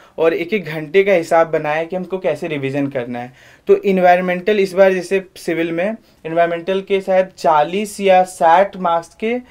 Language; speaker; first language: Hindi; native; Hindi